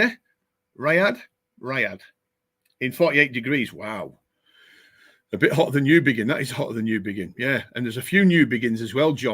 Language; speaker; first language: English; native; English